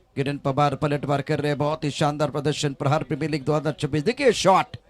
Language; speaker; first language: Hindi; non-native, local second language; Marathi